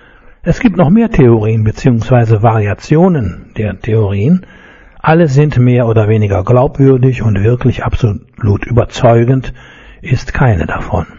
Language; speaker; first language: German; native; German